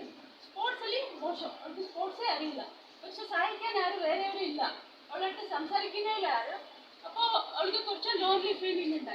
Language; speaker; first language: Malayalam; non-native, learner; Kannada